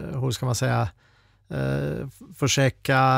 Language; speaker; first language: Swedish; non-native, fluent; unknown